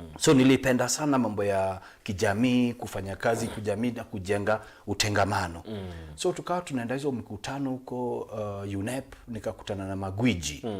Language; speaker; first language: Swahili; non-native, local second language; Luo (Kenya and Tanzania)